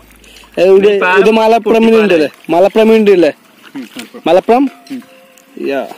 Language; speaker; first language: Malayalam; non-native, learner; Hindi